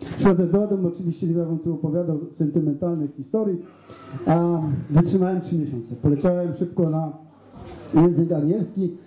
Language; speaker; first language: Polish; native; Polish